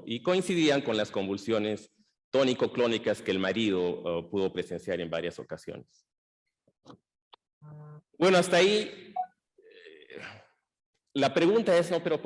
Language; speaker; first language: Spanish; native; Spanish